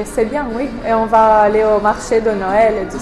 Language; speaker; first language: French; non-native, fluent; English